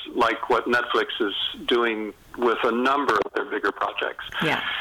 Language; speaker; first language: English; native; English